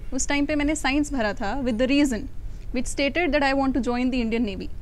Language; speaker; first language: Hindi; native; Hindi